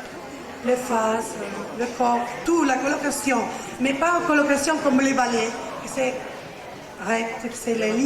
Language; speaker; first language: French; non-native, learner; Spanish